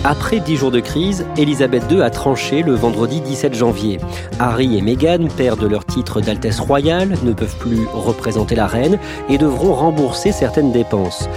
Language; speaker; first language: French; native; French